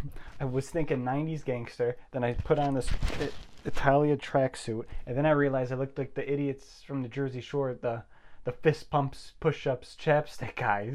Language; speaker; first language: English; native; English